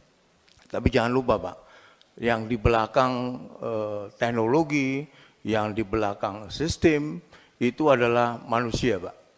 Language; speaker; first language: Indonesian; native; Indonesian